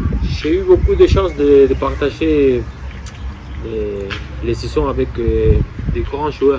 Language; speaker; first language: French; non-native, fluent; Spanish